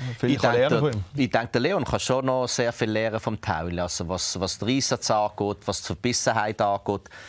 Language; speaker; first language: German; native; German